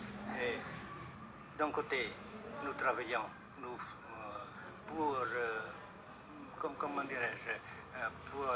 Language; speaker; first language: French; non-native, local second language; Vietnamese